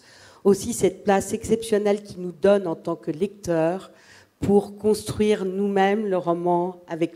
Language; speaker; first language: French; native; French